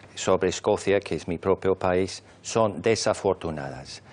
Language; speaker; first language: Spanish; non-native, fluent; English